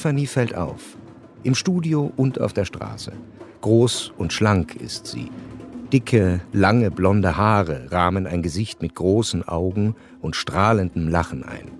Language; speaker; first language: German; native; German